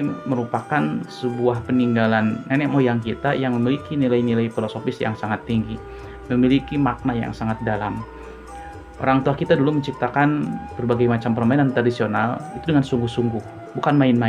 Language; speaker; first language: Indonesian; non-native, local second language; Sundanese